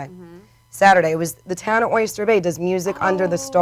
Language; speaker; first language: English; native; English